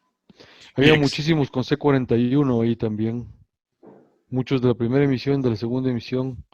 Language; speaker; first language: Spanish; native; Spanish